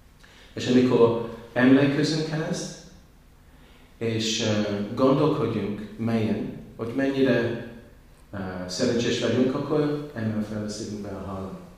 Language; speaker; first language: Hungarian; non-native, learner; English